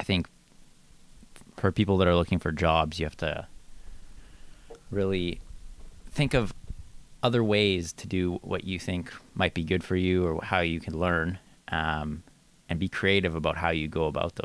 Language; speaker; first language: English; native; English